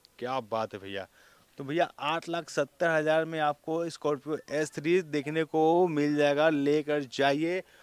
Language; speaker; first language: Hindi; native; Hindi